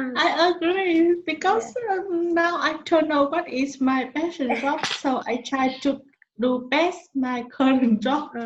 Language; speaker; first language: English; non-native, learner; Vietnamese